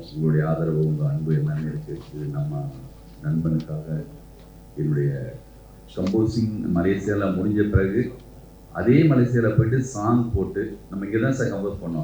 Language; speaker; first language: Tamil; native; Tamil